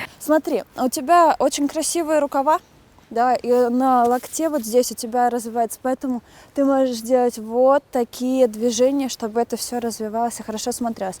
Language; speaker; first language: Russian; native; Russian